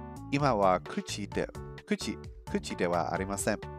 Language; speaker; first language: Japanese; non-native, learner; English